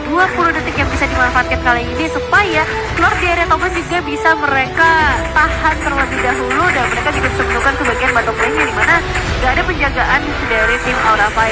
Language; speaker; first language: Indonesian; native; Indonesian